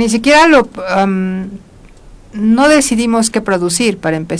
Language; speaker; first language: Spanish; native; Spanish